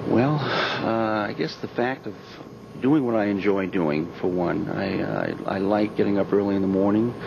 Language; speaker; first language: English; native; English